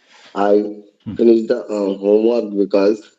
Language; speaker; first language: English; non-native, learner; Bangla